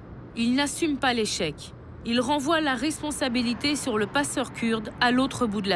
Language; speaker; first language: French; native; French